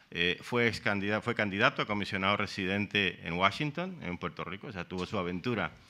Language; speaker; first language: Spanish; native; Spanish